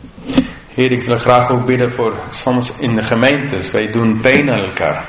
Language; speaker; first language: Dutch; non-native, fluent; English